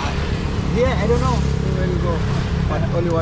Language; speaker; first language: English; non-native, learner; Indonesian